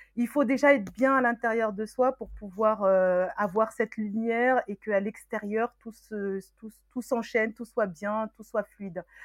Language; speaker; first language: French; early bilingual, other home language; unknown